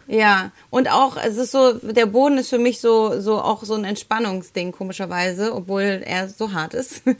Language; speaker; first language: German; early bilingual, other home language; Spanish